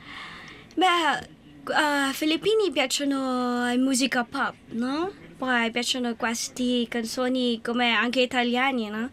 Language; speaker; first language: Italian; non-native, fluent; Filipino